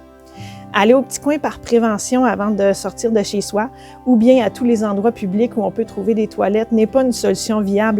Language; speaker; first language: French; native; French